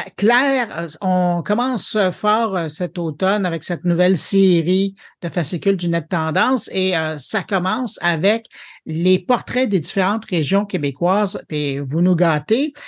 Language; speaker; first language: French; native; French